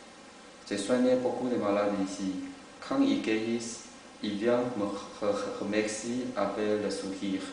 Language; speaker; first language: French; non-native, learner; Chinese